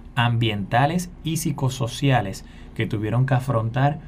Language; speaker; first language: Spanish; native; Spanish